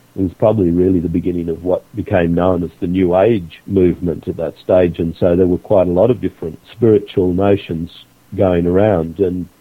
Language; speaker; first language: English; native; English